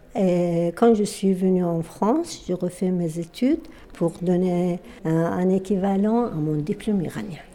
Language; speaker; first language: French; non-native, fluent; Persian